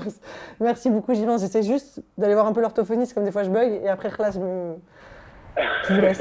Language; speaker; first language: French; native; French